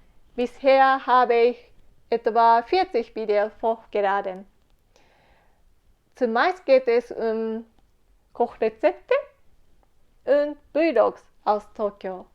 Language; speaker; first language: German; non-native, fluent; Japanese